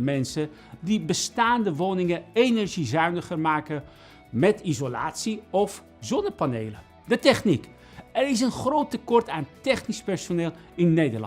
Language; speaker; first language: Dutch; non-native, fluent; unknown